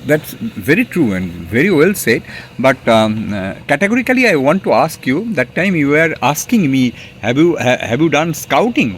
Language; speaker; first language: English; non-native, local second language; Bangla